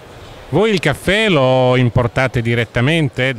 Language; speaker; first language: Italian; native; Italian